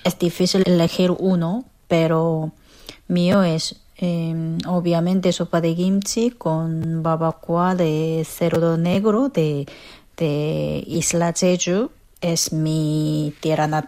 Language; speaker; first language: Spanish; non-native, fluent; Korean